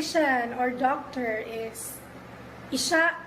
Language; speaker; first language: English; non-native, local second language; Filipino